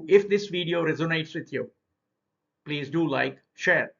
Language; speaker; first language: English; non-native, local second language; Telugu